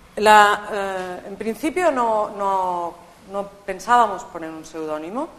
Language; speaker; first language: Spanish; native; Spanish